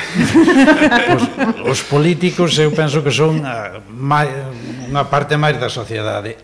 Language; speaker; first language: Galician; native; Galician